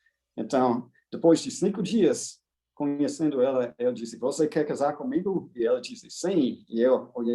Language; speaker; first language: Portuguese; non-native, fluent; English